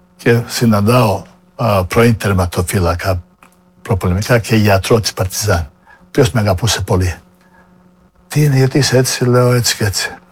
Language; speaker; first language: Greek; non-native, fluent; Serbian